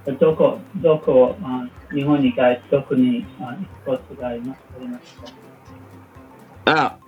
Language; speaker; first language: Japanese; non-native, learner; English